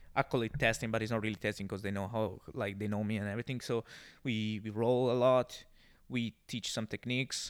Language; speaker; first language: English; non-native, fluent; Italian